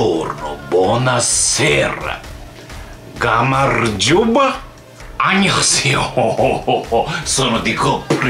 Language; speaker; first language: Italian; non-native, learner; Japanese